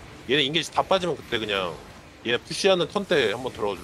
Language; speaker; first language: Korean; native; Korean